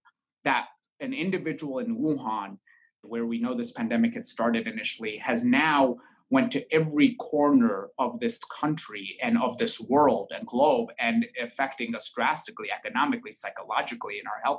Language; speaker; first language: English; native; English